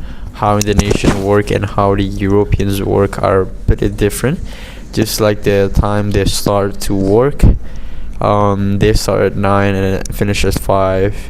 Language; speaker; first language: English; non-native, fluent; Indonesian